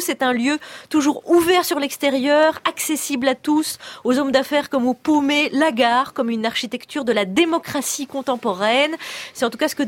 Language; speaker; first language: French; native; French